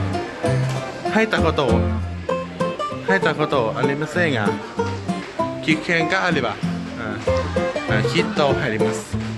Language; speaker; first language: Japanese; non-native, learner; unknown